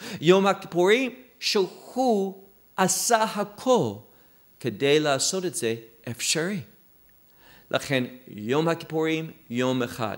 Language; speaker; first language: Hebrew; non-native, fluent; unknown